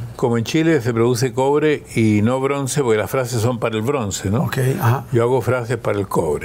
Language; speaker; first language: Spanish; early bilingual, other home language; German